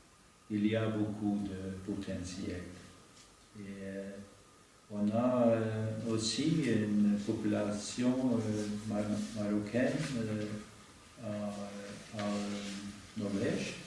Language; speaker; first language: French; non-native, learner; Norwegian